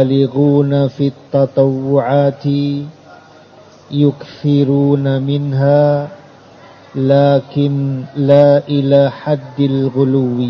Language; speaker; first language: Arabic; non-native, fluent; Indonesian